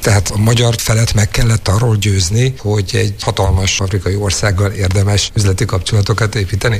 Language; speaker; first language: Hungarian; native; Hungarian